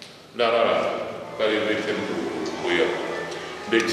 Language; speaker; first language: Romanian; native; Romanian